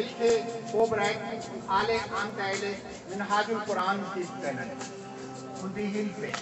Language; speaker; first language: German; non-native, learner; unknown